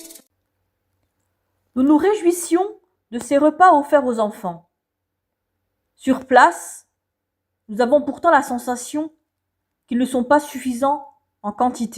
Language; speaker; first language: French; native; French